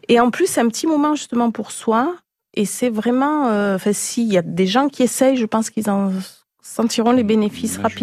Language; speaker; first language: French; native; French